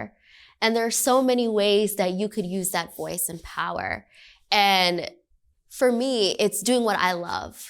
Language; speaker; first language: English; early bilingual, other home language; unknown